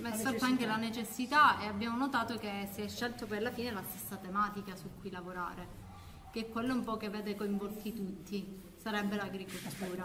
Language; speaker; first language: Italian; native; Italian